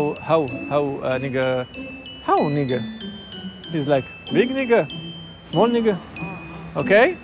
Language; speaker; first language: English; non-native, fluent; Hebrew